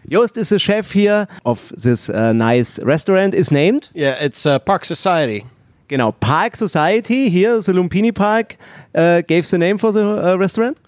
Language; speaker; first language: English; non-native, learner; German